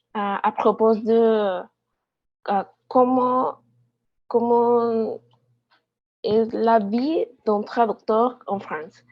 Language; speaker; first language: French; non-native, learner; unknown